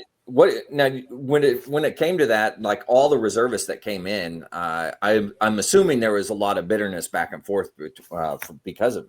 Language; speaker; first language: English; native; English